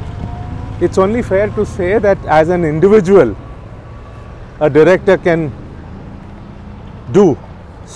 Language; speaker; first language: English; non-native, local second language; Tamil